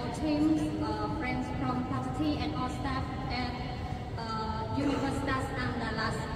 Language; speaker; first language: English; non-native, learner; Khmer